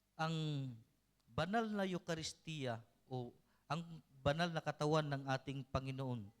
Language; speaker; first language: Filipino; non-native, local second language; Cebuano